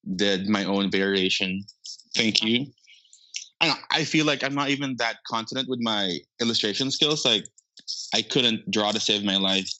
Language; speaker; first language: English; non-native, local second language; Filipino